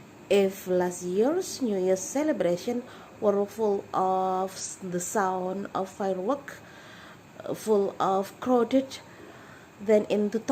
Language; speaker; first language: English; non-native, learner; Indonesian